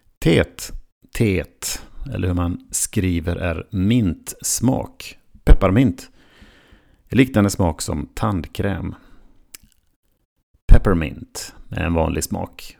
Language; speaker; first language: Swedish; native; Swedish